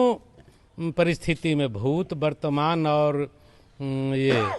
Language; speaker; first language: Hindi; native; Hindi